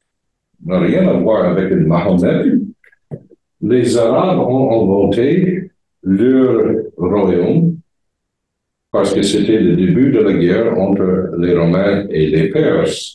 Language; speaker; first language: French; non-native, fluent; English